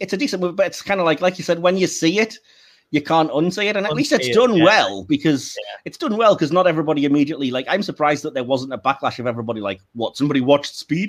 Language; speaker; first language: English; native; English